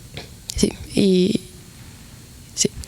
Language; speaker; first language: Spanish; non-native, fluent; Arabic